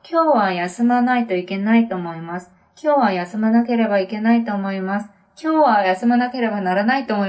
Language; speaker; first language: Japanese; non-native, fluent; Korean